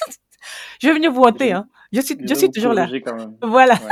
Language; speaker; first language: French; non-native, local second language; Fang